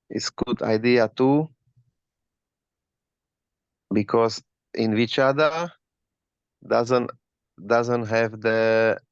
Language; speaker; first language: English; non-native, learner; Slovak